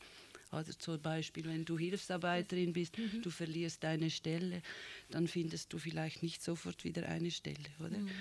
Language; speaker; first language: German; native; German